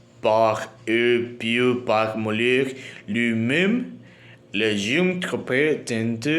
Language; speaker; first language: French; non-native, learner; Spanish